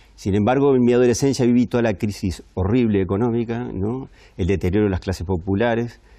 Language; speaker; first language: Spanish; native; Spanish